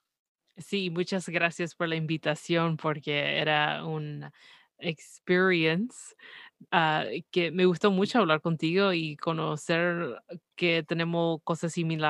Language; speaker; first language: Spanish; early bilingual, heritage; Spanish